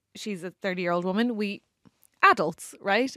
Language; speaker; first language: English; native; English